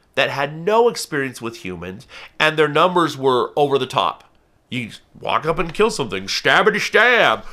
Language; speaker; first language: English; native; English